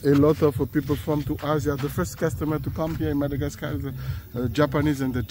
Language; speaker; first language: English; non-native, learner; Malagasy